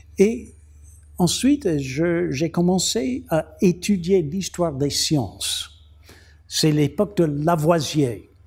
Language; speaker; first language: French; non-native, fluent; English